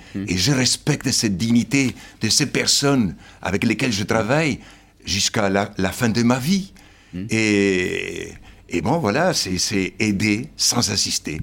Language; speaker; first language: French; non-native, fluent; Slovenian